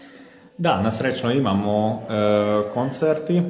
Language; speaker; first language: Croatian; non-native, local second language; Hungarian